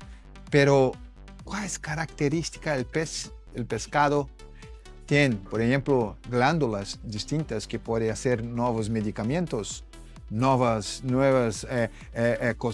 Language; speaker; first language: Spanish; non-native, fluent; Portuguese